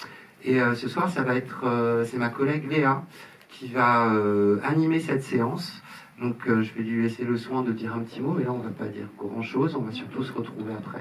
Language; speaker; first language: French; native; French